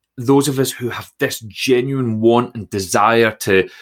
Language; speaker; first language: English; native; English